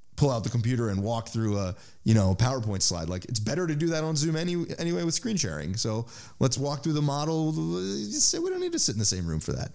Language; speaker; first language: English; native; English